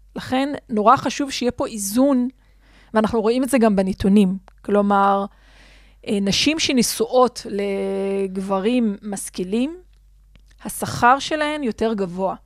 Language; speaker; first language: Hebrew; non-native, local second language; Adyghe